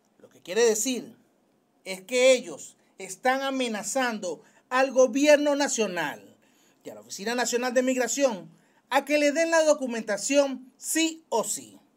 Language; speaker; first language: Spanish; native; Spanish